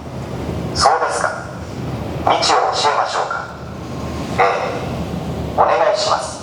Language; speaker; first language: Japanese; non-native, learner; Bangla